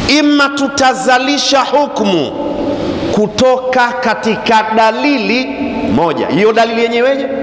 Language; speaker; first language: Swahili; non-native, local second language; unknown